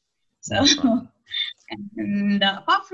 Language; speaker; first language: English; non-native, local second language; Telugu